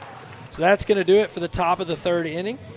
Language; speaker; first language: English; native; English